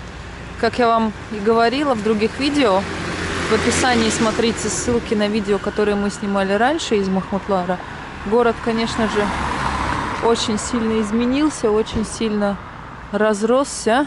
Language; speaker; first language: Russian; native; Russian